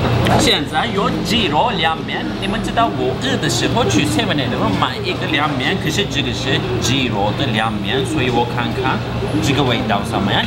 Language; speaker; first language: Chinese; non-native, fluent; Turkish